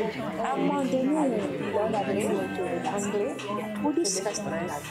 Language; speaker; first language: French; non-native, fluent; Persian